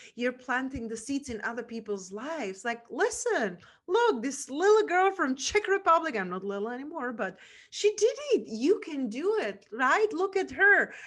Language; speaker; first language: English; non-native, fluent; Czech